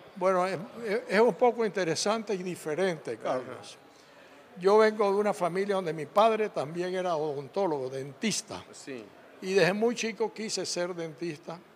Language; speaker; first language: Spanish; native; Spanish